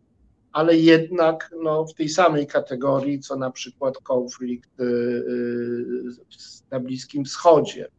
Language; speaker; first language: Polish; native; Polish